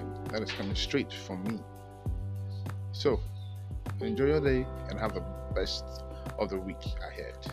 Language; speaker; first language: English; non-native, local second language; Akan